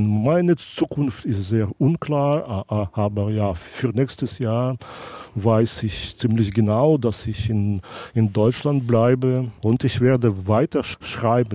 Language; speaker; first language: German; non-native, local second language; Belarusian